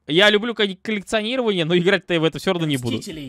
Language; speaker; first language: Russian; native; Russian